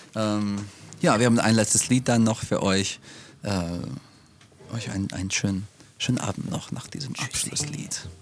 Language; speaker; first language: German; native; German